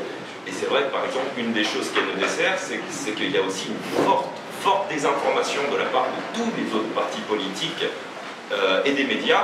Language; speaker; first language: French; native; French